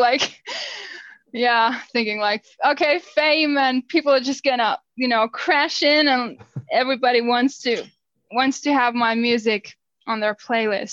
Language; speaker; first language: English; non-native, fluent; Finnish